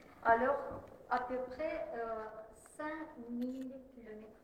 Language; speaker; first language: French; non-native, fluent; Russian